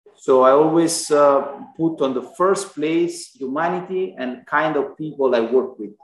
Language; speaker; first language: English; non-native, learner; Italian